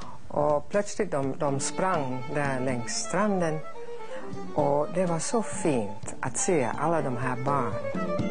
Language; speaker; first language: Swedish; non-native, fluent; English